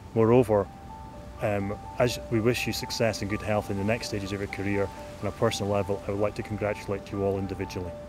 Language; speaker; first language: English; native; English